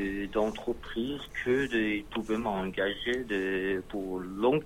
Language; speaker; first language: French; non-native, learner; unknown